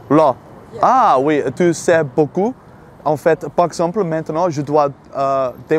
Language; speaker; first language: French; non-native, learner; Dutch